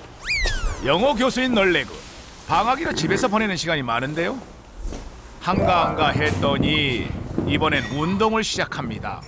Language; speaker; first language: Korean; native; Korean